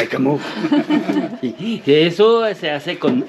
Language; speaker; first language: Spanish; non-native, learner; French